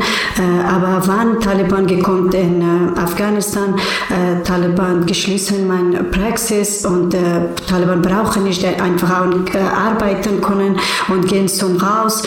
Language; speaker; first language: German; non-native, learner; Persian